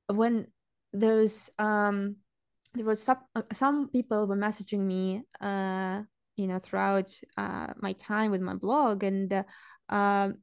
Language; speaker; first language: English; non-native, fluent; Russian